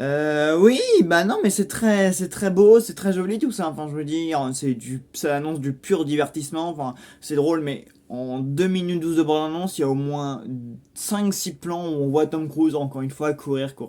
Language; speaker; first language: French; native; French